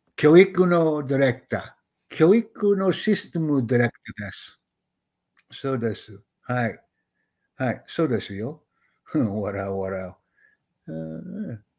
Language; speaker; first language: Japanese; non-native, learner; English